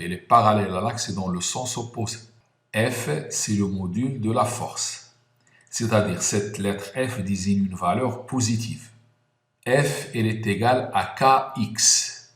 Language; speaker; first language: French; non-native, local second language; Arabic